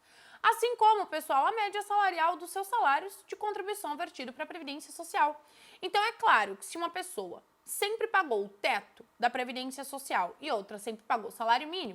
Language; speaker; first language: Portuguese; native; Portuguese